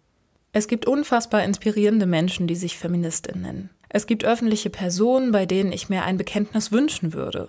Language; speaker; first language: German; native; German